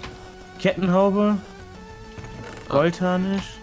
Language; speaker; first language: German; native; German